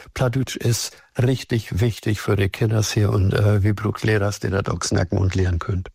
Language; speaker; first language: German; native; German